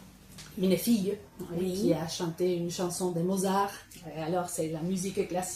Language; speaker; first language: French; non-native, fluent; Spanish